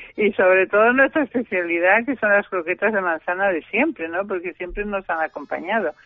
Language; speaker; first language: Spanish; non-native, fluent; German